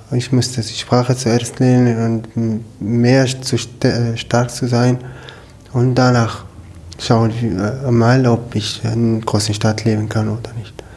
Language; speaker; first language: German; non-native, learner; Arabic